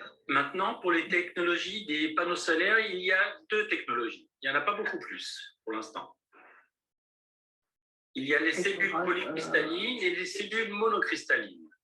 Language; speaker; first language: French; native; French